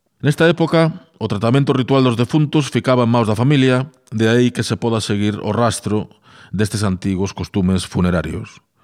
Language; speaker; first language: Galician; native; Galician